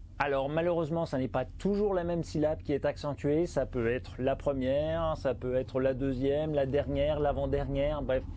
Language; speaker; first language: French; native; French